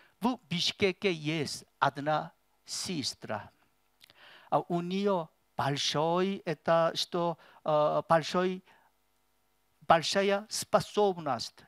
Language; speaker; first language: Russian; non-native, learner; Korean